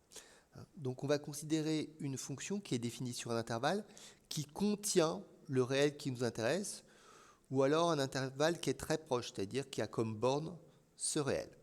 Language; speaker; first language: French; native; French